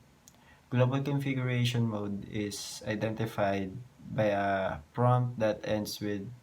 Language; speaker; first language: English; non-native, local second language; Filipino